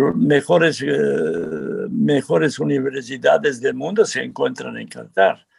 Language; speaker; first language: Spanish; non-native, fluent; Serbian